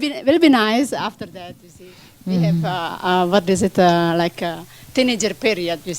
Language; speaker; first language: English; non-native, learner; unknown